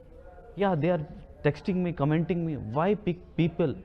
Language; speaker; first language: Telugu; non-native, local second language; Hindi